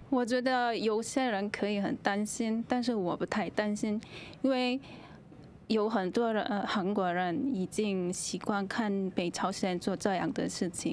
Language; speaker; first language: Chinese; non-native, fluent; Korean